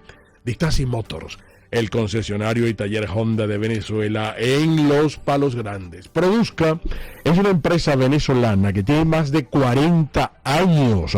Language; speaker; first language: Spanish; native; Spanish